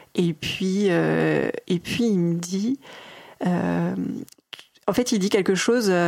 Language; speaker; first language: French; native; French